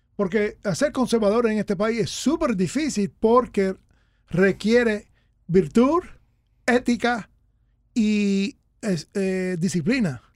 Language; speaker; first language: Spanish; early bilingual, other home language; English